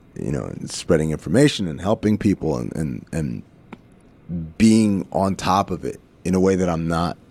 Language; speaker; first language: English; early bilingual, other home language; Arabic